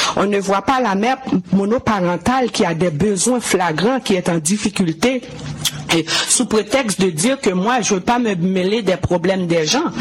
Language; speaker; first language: French; non-native, local second language; Haitian Creole